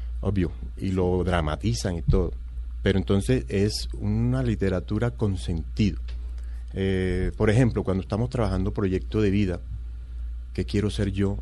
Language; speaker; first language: Spanish; native; Spanish